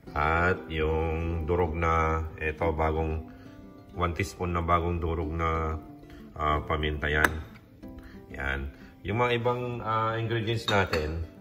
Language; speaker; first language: Filipino; non-native, local second language; Iloko